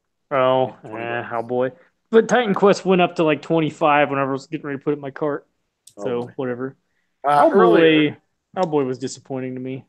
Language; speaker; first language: English; native; English